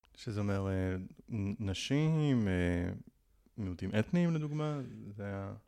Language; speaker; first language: Hebrew; native; Hebrew